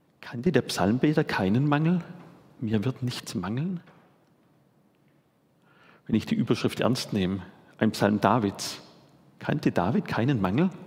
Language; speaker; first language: German; native; German